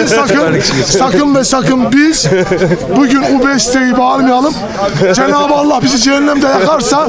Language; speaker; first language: Turkish; native; Turkish